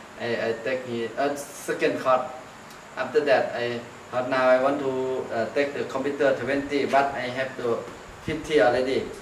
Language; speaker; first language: English; non-native, learner; Thai